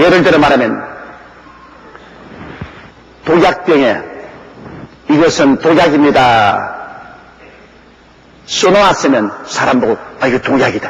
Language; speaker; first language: Korean; native; Korean